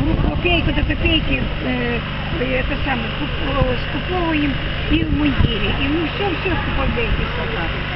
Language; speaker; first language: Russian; non-native, local second language; Ukrainian